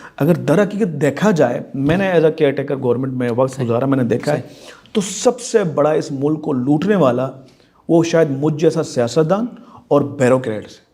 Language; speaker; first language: Urdu; non-native, local second language; Sindhi